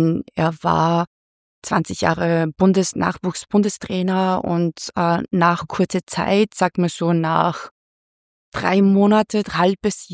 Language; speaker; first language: German; non-native, fluent; Chinese